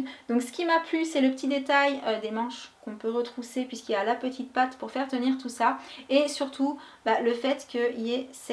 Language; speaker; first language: French; native; French